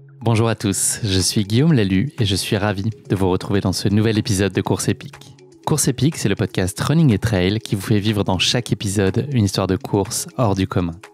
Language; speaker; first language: French; native; French